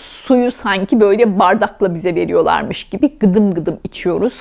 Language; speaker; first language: Turkish; native; Turkish